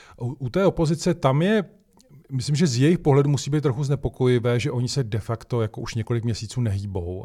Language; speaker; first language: Czech; native; Czech